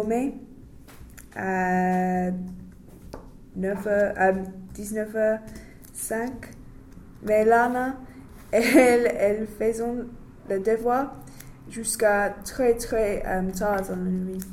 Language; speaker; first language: French; non-native, learner; English